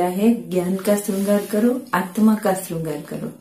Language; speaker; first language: Hindi; non-native, local second language; Gujarati